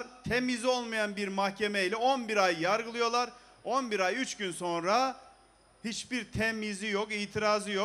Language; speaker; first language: Turkish; native; Turkish